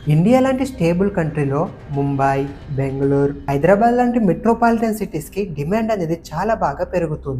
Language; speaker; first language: Telugu; native; Telugu